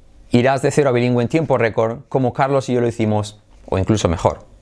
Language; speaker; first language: Spanish; native; Spanish